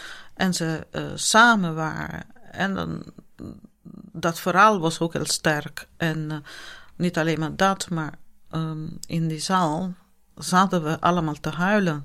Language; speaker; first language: Dutch; non-native, fluent; Italian